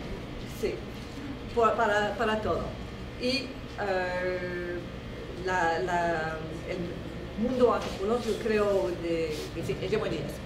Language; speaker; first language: Spanish; non-native, fluent; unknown